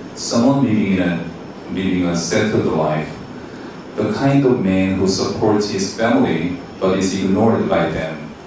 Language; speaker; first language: English; non-native, learner; Korean